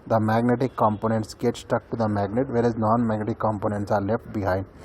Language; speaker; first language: English; non-native, local second language; Kannada